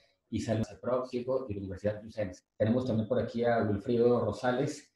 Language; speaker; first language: Spanish; native; Spanish